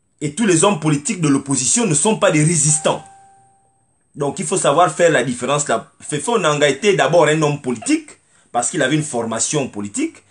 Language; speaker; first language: French; native; French